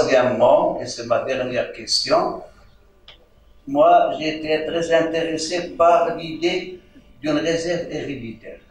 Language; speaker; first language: French; non-native, local second language; Arabic